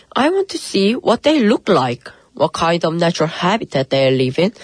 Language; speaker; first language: English; early bilingual, other home language; Korean